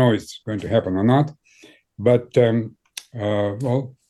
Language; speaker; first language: English; non-native, fluent; Ukrainian